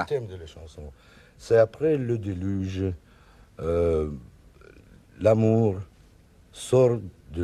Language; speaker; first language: French; non-native, learner; Russian